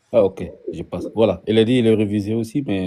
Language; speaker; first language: French; non-native, learner; Arabic